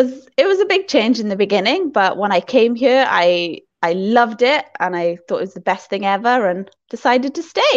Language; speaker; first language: English; native; English